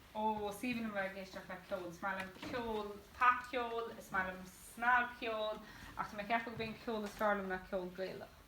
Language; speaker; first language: Irish; native; Irish